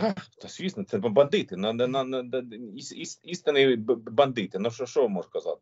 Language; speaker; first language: Ukrainian; non-native, learner; Swedish